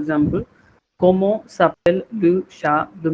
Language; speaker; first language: French; non-native, fluent; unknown